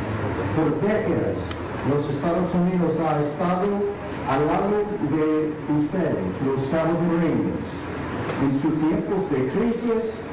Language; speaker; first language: Spanish; non-native, fluent; English